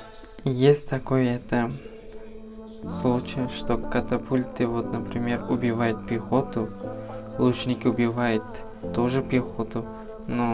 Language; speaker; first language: Russian; non-native, fluent; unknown